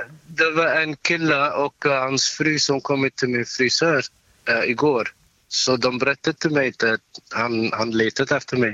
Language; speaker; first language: Swedish; non-native, learner; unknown